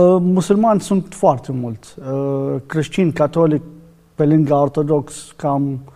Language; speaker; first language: Romanian; non-native, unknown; Arabic